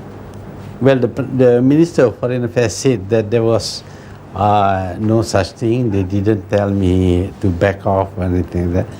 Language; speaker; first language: English; non-native, local second language; Malay